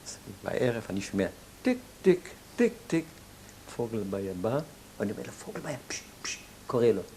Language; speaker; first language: Hebrew; non-native, fluent; German